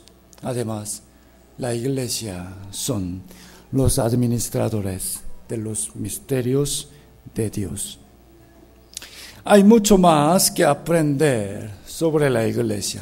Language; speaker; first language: Spanish; non-native, fluent; Korean